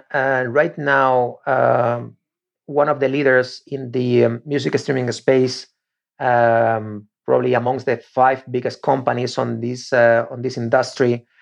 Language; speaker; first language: English; non-native, fluent; Spanish